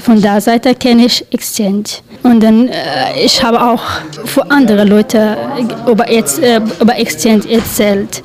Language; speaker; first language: German; non-native, learner; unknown